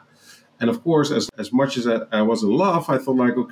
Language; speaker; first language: English; non-native, fluent; Dutch